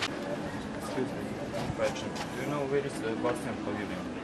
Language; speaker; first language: English; non-native, learner; Bosnian